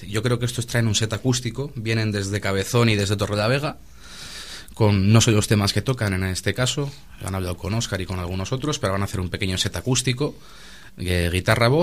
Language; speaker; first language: Spanish; native; Spanish